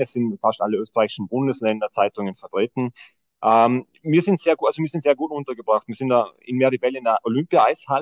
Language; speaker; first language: German; native; German